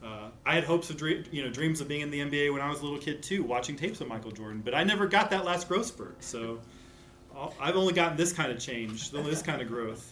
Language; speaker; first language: English; native; English